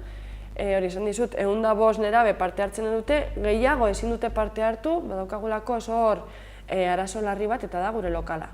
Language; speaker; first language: Basque; native; Basque